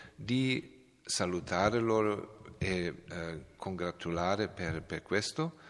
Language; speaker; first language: Italian; non-native, learner; Serbian